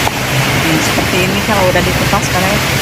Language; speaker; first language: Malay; non-native, local second language; Sundanese